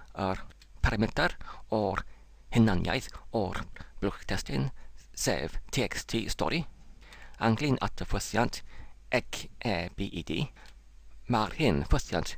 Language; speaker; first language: Welsh; non-native, learner; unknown